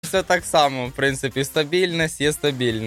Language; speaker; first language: Ukrainian; non-native, local second language; Russian